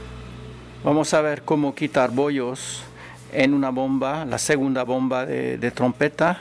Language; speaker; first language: Spanish; non-native, fluent; French